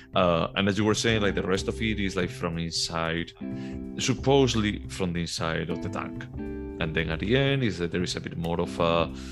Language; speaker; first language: English; non-native, fluent; Galician